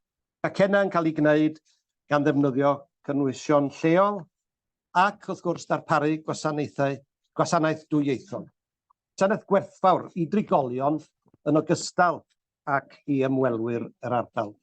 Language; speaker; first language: Welsh; native; Welsh